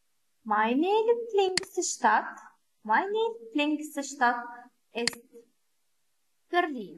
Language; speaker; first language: German; non-native, learner; Arabic